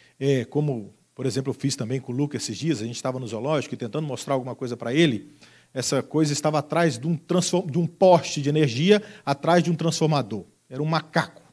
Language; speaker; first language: Portuguese; native; Portuguese